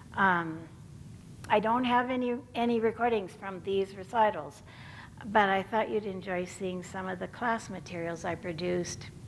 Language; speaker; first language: English; native; English